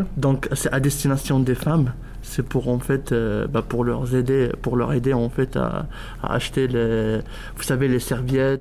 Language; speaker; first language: French; non-native, local second language; Arabic